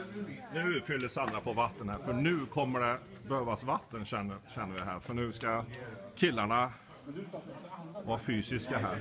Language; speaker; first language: Swedish; native; Swedish